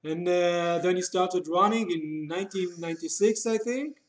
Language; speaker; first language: English; non-native, fluent; Hebrew